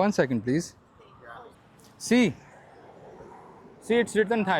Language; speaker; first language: English; non-native, fluent; Hindi